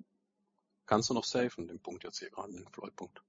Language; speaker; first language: German; native; German